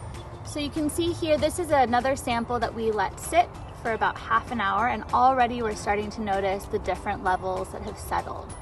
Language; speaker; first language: English; native; English